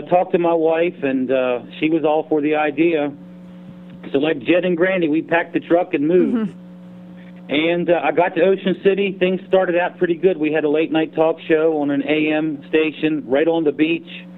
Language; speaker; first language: English; native; English